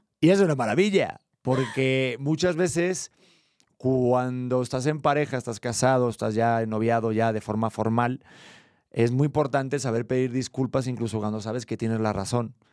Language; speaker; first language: Spanish; native; Spanish